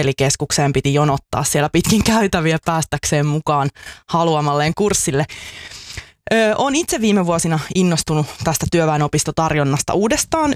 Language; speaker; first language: Finnish; native; Finnish